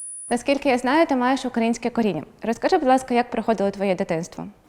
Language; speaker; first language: Ukrainian; native; Ukrainian